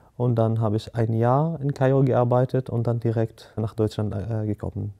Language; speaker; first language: German; non-native, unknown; Arabic